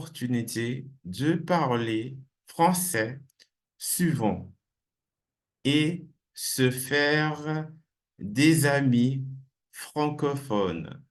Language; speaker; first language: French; non-native, fluent; English